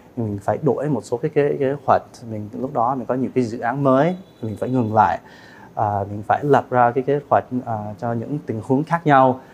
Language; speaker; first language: Vietnamese; early bilingual, heritage; Vietnamese